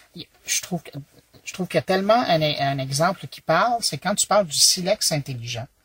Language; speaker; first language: French; native; French